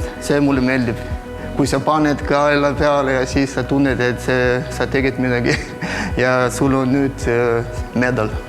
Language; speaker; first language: Estonian; non-native, local second language; Russian